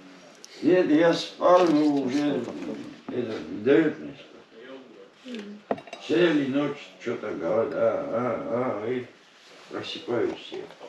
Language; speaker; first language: Russian; non-native, learner; Georgian